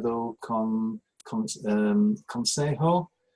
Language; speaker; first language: Spanish; non-native, learner; English